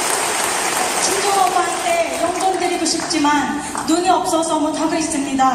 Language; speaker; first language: Korean; non-native, learner; Filipino